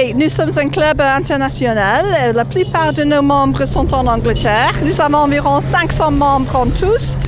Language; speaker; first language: French; non-native, fluent; English